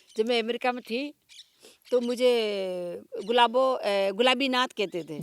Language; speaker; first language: Hindi; non-native, local second language; Rajasthani